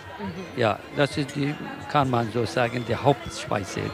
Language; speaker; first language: German; non-native, learner; Kurdish